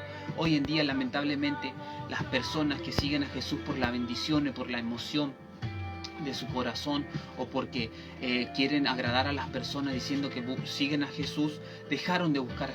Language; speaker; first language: Spanish; native; Spanish